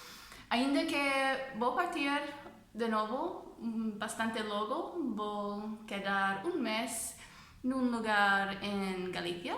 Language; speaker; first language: Portuguese; non-native, fluent; English